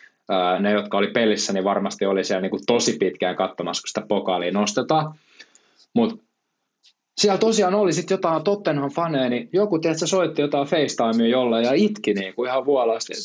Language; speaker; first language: Finnish; native; Finnish